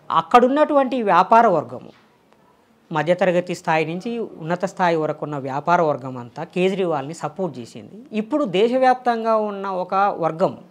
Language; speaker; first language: Telugu; native; Telugu